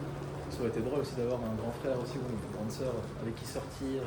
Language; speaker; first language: French; native; French